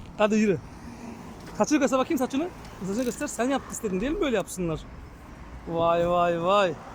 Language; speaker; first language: Turkish; early bilingual, heritage; Turkish